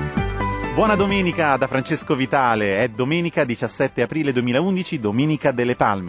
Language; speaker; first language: Italian; native; Italian